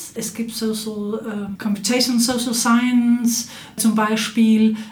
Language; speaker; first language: German; non-native, fluent; Danish